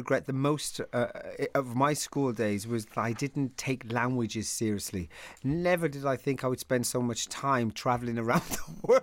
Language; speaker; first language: English; native; English